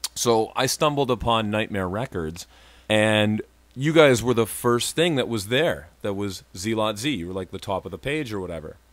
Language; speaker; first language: English; native; English